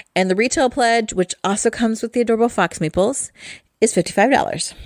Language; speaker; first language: English; native; English